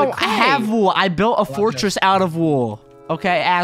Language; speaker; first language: English; native; English